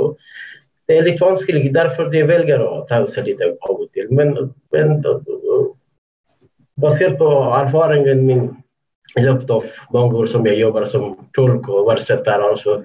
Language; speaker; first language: Norwegian; non-native, fluent; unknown